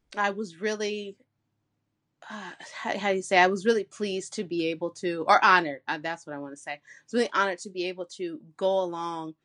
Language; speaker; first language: English; native; English